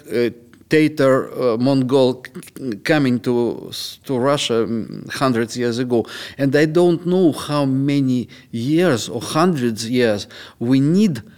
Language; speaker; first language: English; non-native, fluent; Russian